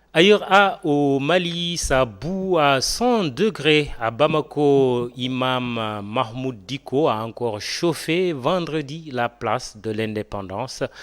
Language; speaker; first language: French; non-native, local second language; Wolof